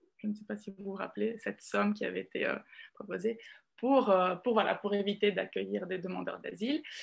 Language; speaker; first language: French; non-native, fluent; Italian